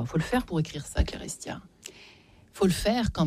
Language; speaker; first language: French; native; French